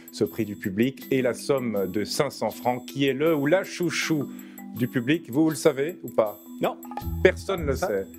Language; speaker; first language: French; native; French